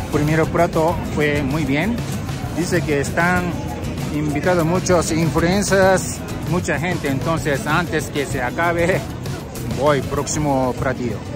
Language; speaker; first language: Spanish; non-native, learner; Japanese